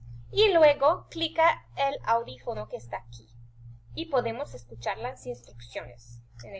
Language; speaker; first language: Spanish; non-native, fluent; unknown